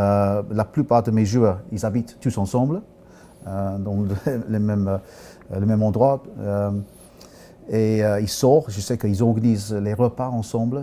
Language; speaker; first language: French; non-native, fluent; English